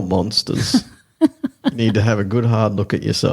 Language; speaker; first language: English; native; English